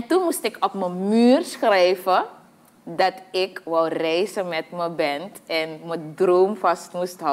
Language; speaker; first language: Dutch; native; Dutch